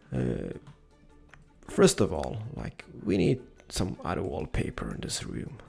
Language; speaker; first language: English; non-native, fluent; Polish